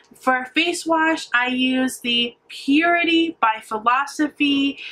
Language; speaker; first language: English; native; English